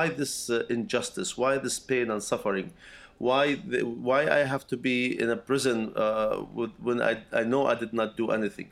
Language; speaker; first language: English; non-native, fluent; Arabic